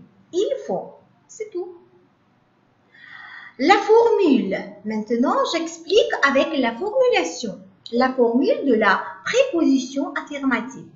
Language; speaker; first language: French; non-native, learner; Uzbek